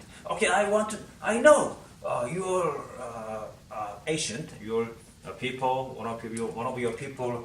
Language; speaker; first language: English; non-native, learner; Korean